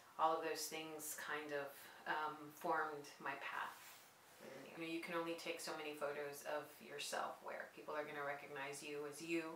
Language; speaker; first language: English; native; English